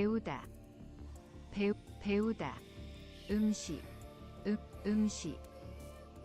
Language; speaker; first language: Korean; non-native, learner; English